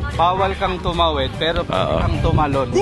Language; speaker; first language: Filipino; native; Filipino